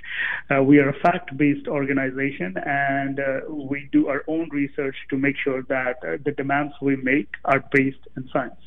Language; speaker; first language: English; non-native, local second language; Punjabi